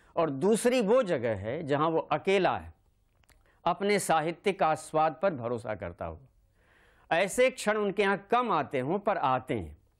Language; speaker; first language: Hindi; native; Hindi